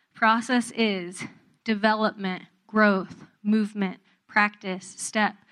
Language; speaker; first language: English; native; English